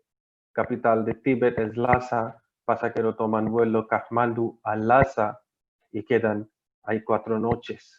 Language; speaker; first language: Spanish; non-native, learner; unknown